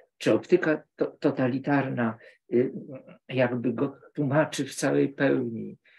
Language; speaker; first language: Polish; native; Polish